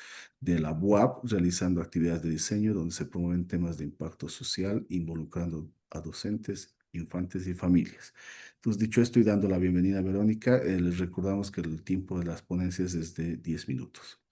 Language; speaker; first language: Spanish; native; Spanish